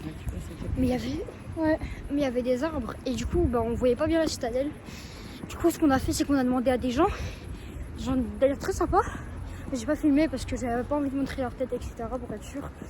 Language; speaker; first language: French; native; French